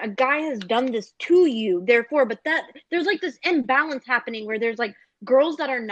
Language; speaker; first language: English; native; English